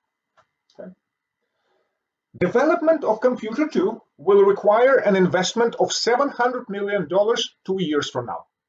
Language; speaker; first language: English; non-native, fluent; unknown